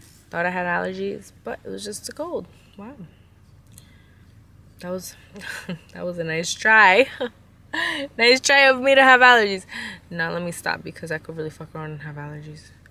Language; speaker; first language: English; early bilingual, other home language; Spanish